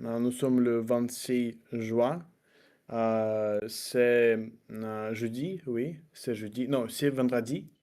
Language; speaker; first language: French; non-native, learner; Russian